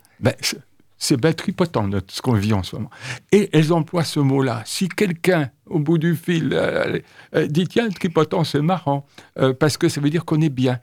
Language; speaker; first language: French; native; French